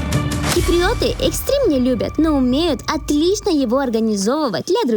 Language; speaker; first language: Russian; native; Russian